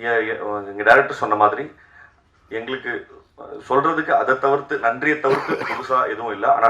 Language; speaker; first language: Tamil; native; Tamil